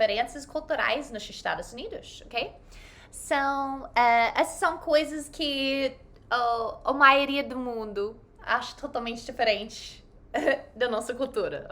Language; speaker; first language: Portuguese; non-native, fluent; English